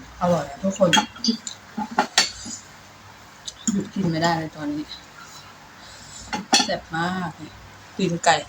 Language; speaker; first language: Thai; native; Thai